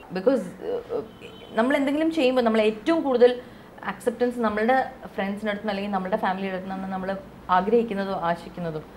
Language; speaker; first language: Malayalam; non-native, local second language; Tamil